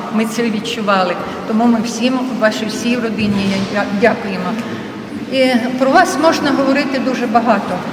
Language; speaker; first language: Ukrainian; non-native, local second language; Russian